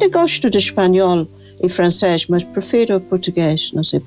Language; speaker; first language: Portuguese; non-native, fluent; English